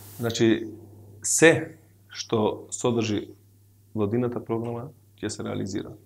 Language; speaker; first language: Macedonian; non-native, local second language; Albanian